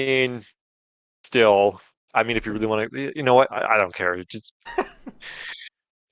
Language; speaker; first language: English; native; English